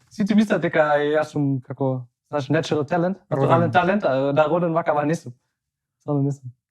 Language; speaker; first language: Macedonian; non-native, learner; Finnish